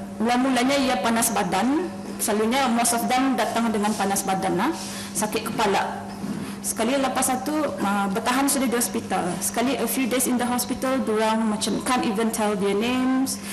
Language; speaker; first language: Malay; native; Malay